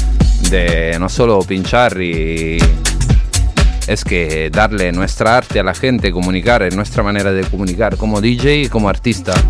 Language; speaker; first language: Spanish; non-native, fluent; Italian